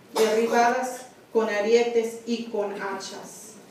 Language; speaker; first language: Spanish; early bilingual, heritage; Spanish